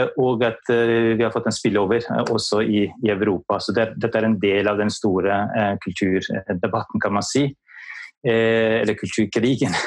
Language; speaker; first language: Norwegian; non-native, fluent; Albanian